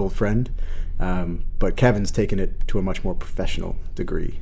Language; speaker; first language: English; native; English